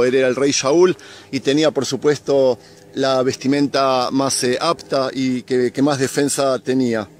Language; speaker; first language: Spanish; native; Spanish